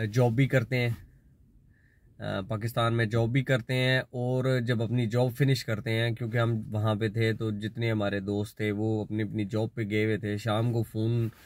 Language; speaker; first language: Urdu; non-native, local second language; Punjabi